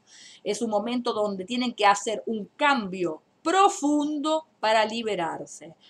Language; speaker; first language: Spanish; native; Spanish